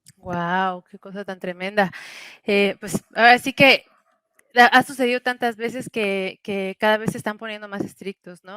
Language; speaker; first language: Spanish; native; Spanish